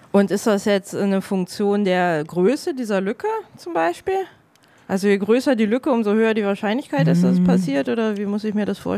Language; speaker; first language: German; native; German